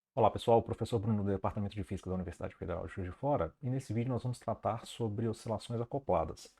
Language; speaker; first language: Portuguese; native; Portuguese